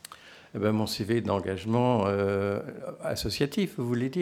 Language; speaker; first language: French; native; French